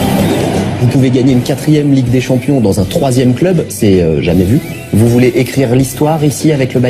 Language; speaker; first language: French; native; French